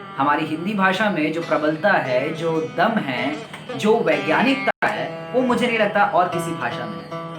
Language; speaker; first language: Hindi; native; Hindi